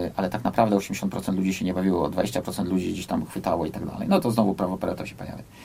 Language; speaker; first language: Polish; native; Polish